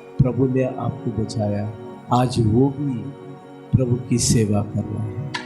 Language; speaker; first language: Hindi; non-native, local second language; Telugu